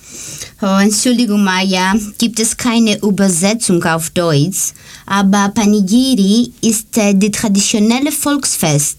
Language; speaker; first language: German; non-native, learner; Greek